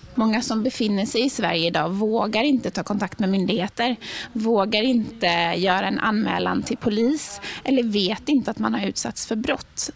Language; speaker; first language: Swedish; native; Swedish